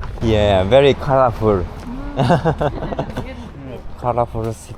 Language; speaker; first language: English; non-native, learner; Japanese